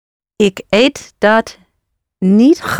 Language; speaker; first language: Dutch; non-native, learner; English